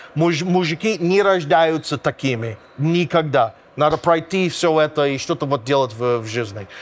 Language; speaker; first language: Russian; non-native, fluent; English